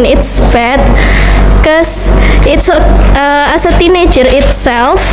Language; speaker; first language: English; non-native, learner; Indonesian